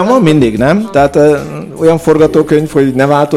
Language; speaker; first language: Hungarian; native; Hungarian